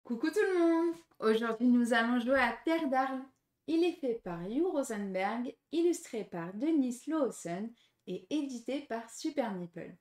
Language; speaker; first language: French; native; French